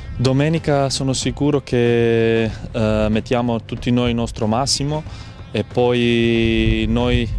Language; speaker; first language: Italian; non-native, fluent; Croatian